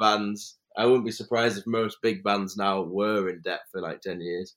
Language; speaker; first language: English; native; English